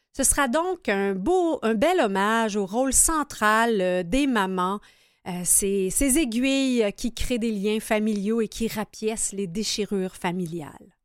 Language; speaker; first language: French; native; French